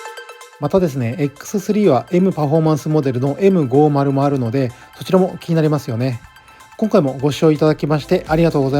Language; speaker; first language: Japanese; native; Japanese